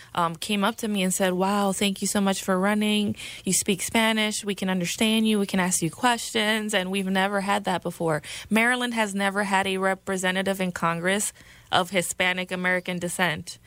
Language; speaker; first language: English; early bilingual, other home language; Spanish